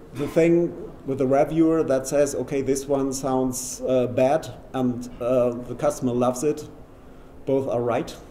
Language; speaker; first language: English; non-native, fluent; German